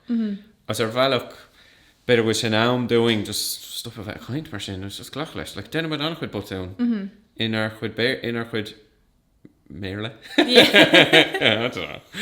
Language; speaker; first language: Irish; non-native, local second language; English